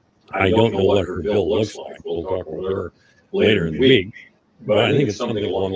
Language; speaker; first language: English; native; English